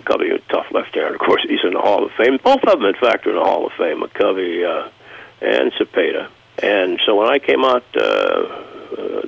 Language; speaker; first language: English; native; English